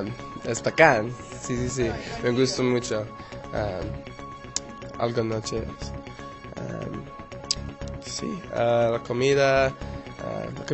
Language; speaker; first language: Spanish; non-native, learner; English